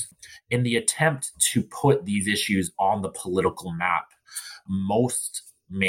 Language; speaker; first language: English; native; English